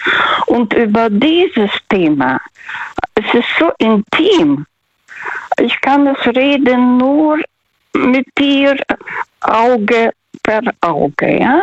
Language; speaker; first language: German; non-native, fluent; Russian